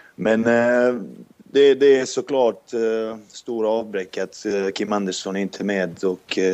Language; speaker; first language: Swedish; non-native, fluent; Serbian